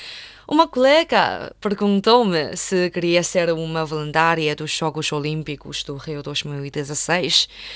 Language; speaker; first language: Portuguese; non-native, fluent; Chinese